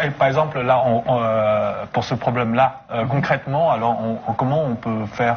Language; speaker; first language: French; non-native, fluent; Chinese